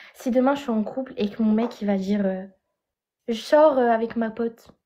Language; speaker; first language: French; native; French